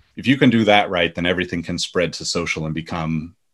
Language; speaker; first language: English; native; English